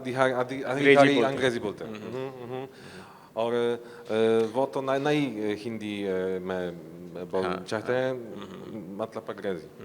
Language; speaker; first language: Hindi; non-native, learner; Polish